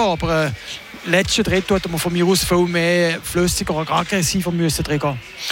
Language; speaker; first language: German; native; German